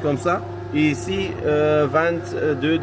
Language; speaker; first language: French; non-native, local second language; Dutch